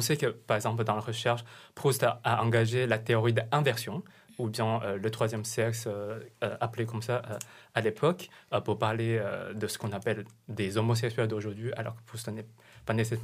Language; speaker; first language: French; non-native, fluent; Chinese